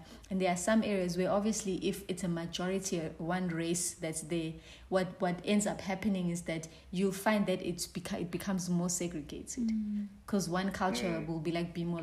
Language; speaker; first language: English; non-native, local second language; Zulu